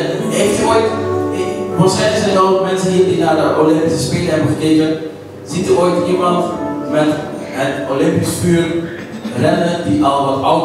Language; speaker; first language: Dutch; native; Dutch